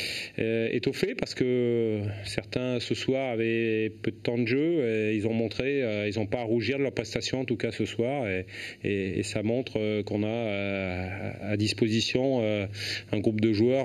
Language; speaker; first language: French; native; French